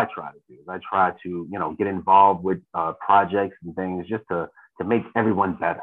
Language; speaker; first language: English; native; English